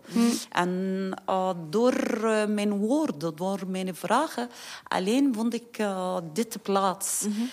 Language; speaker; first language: Dutch; non-native, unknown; Arabic